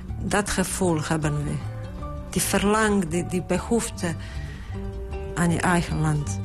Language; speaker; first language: Dutch; non-native, fluent; Bosnian